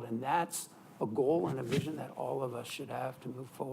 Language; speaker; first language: English; native; English